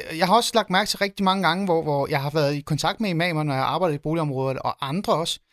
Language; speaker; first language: Danish; early bilingual, other home language; Arabic